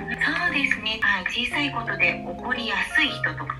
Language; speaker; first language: Japanese; native; Japanese